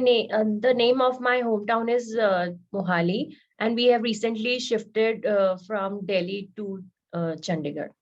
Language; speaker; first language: English; non-native, learner; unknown